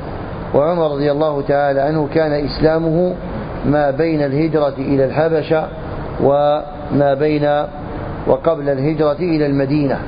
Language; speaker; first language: Arabic; native; Arabic